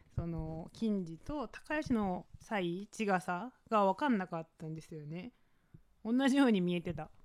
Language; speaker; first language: Japanese; non-native, fluent; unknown